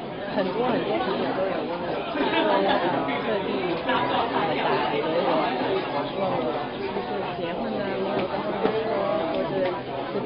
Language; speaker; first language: Chinese; non-native, local second language; Cantonese